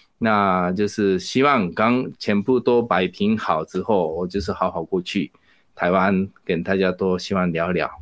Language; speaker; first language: Chinese; non-native, fluent; Japanese